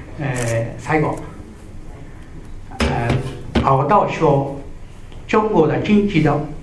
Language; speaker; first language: Chinese; non-native, learner; Japanese